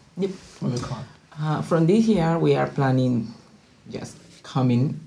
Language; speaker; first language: English; non-native, learner; Spanish